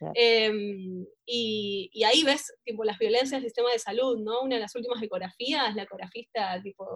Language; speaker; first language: Spanish; native; Spanish